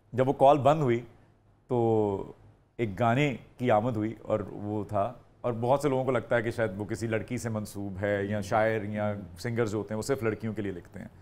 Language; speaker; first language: Urdu; non-native, local second language; Punjabi